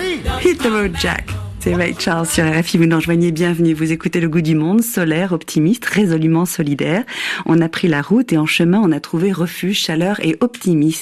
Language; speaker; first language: French; native; French